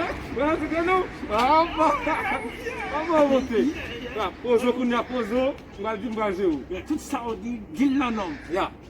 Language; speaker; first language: Portuguese; non-native, learner; Haitian Creole